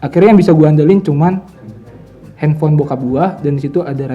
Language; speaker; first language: Indonesian; native; Indonesian